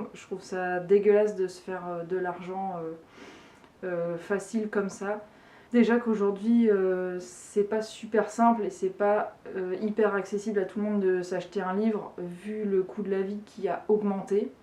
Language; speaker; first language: French; native; French